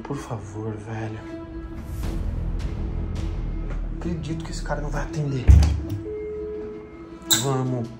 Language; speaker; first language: Portuguese; native; Portuguese